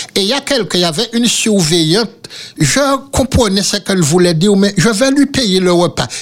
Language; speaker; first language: French; native; French